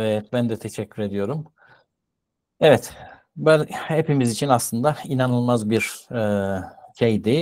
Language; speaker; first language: Turkish; native; Turkish